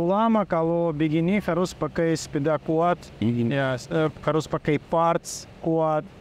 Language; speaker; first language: Indonesian; non-native, learner; Russian